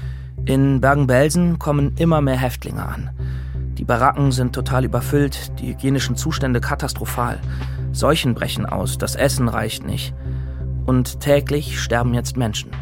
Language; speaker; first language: German; native; German